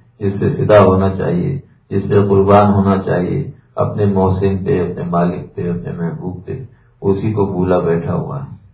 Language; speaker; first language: Urdu; native; Urdu